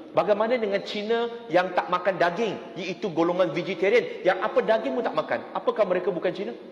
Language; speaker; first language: Malay; non-native, local second language; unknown